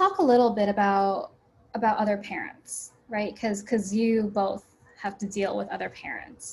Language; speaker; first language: English; early bilingual, other home language; Cantonese